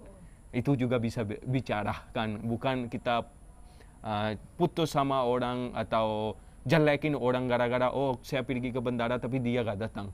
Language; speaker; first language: Indonesian; non-native, fluent; Urdu